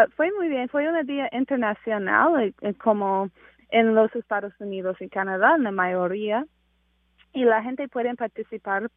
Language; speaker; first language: Spanish; non-native, fluent; English